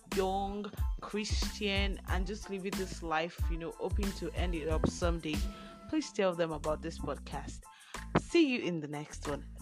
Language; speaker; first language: English; non-native, local second language; Yoruba